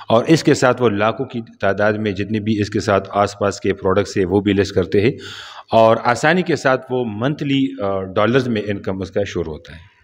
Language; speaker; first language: Urdu; non-native, local second language; Pashto